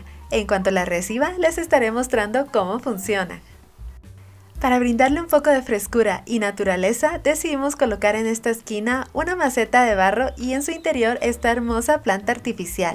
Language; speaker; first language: Spanish; native; Spanish